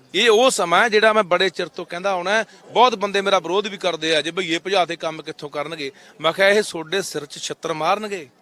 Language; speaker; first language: Punjabi; native; Punjabi